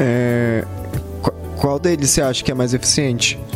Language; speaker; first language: Portuguese; native; Portuguese